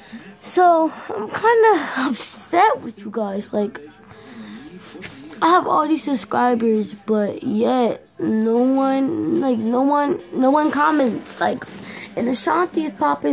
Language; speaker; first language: English; native; English